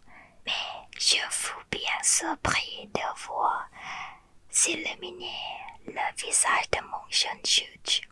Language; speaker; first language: French; non-native, learner; Thai